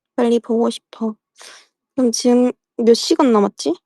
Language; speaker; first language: Korean; native; Korean